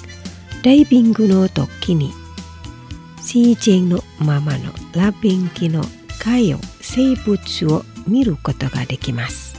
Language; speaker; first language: Japanese; non-native, fluent; Indonesian